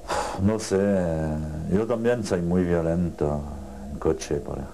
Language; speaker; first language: Spanish; non-native, learner; French